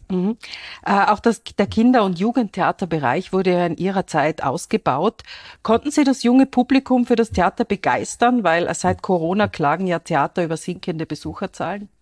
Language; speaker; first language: German; native; German